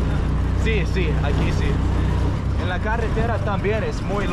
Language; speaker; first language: Spanish; non-native, learner; English